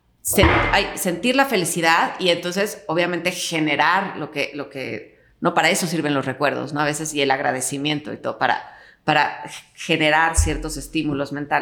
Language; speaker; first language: Spanish; native; Spanish